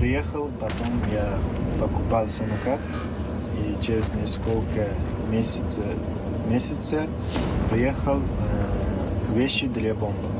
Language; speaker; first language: Russian; non-native, learner; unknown